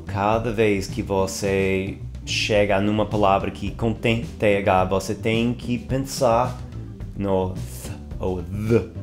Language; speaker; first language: Portuguese; non-native, fluent; English